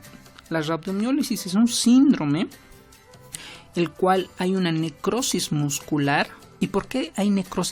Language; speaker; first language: Spanish; native; Spanish